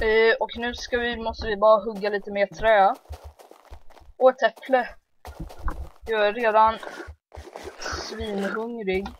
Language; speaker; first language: Swedish; early bilingual, heritage; Swedish